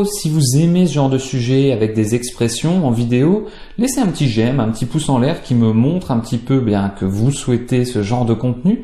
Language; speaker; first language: French; native; French